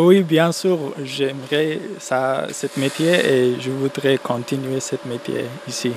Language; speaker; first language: French; non-native, learner; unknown